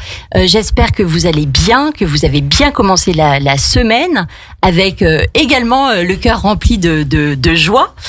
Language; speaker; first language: French; native; French